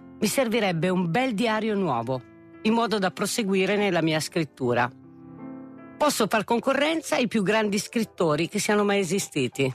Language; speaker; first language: Italian; native; Italian